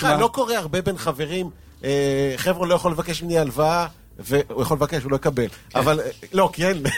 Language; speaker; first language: Hebrew; native; Hebrew